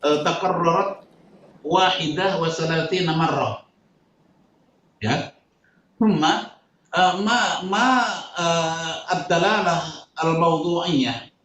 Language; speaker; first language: Arabic; non-native, fluent; Indonesian